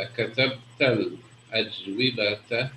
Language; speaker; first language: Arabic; non-native, fluent; English